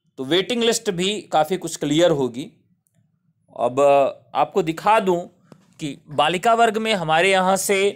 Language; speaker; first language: Hindi; native; Hindi